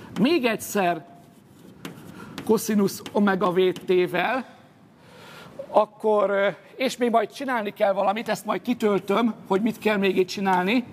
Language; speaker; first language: Hungarian; native; Hungarian